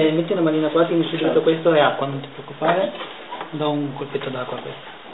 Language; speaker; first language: Italian; native; Italian